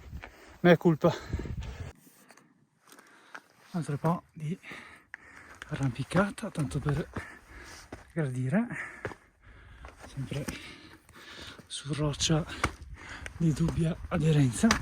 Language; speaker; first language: Italian; native; Italian